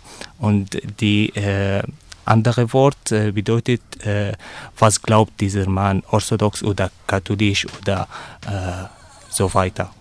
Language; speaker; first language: German; non-native, learner; Arabic